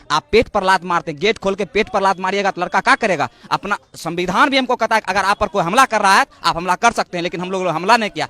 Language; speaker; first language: Hindi; native; Hindi